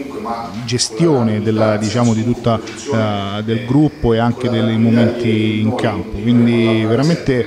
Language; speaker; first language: Italian; native; Italian